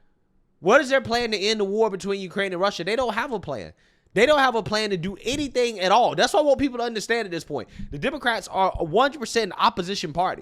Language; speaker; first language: English; native; English